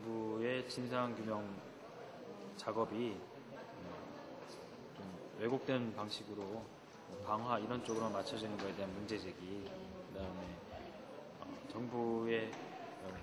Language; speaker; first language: Korean; native; Korean